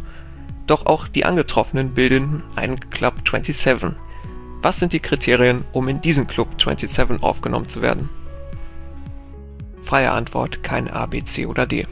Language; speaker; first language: German; native; German